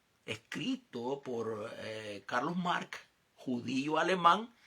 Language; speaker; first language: Spanish; native; Spanish